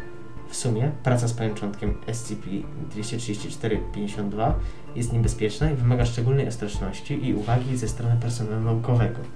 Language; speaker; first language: Polish; native; Polish